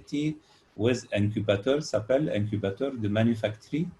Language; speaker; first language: French; non-native, learner; Arabic